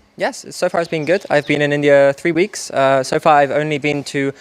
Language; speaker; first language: English; non-native, fluent; Italian